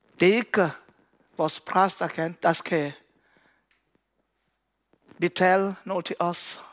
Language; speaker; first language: Danish; non-native, learner; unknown